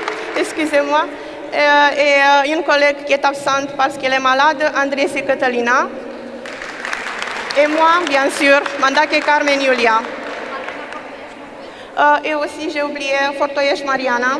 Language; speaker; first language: French; non-native, fluent; Romanian